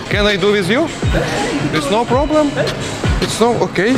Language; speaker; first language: English; non-native, learner; Russian